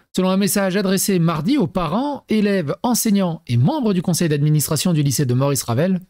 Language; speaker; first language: French; native; French